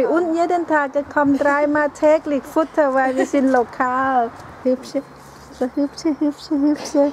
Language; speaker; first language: German; non-native, learner; Thai